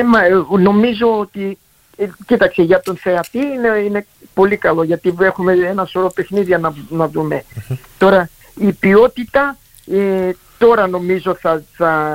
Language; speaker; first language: Greek; early bilingual, heritage; Greek